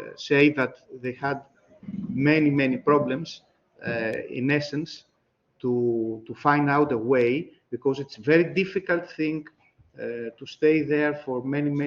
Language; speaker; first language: English; non-native, fluent; Greek